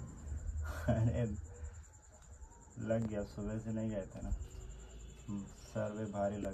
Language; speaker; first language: Hindi; native; Hindi